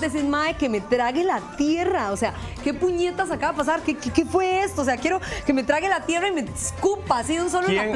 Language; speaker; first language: Spanish; native; Spanish